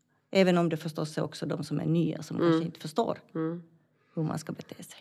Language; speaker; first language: Swedish; non-native, fluent; Finnish